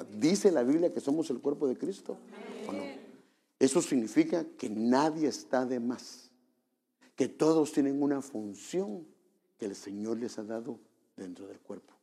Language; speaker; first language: Spanish; native; Spanish